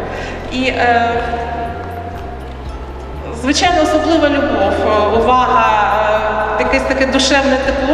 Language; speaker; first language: Ukrainian; native; Ukrainian